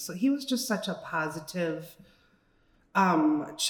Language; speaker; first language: English; native; English